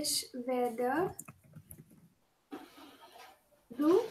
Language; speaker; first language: German; non-native, learner; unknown